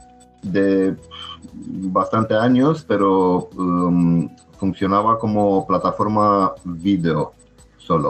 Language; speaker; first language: Spanish; non-native, fluent; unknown